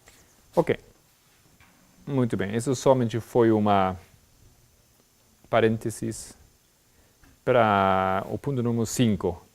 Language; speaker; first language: Portuguese; non-native, fluent; German